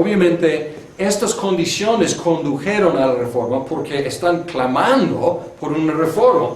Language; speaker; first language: Spanish; non-native, fluent; English